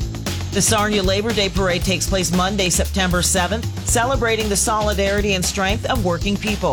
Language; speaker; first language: English; native; English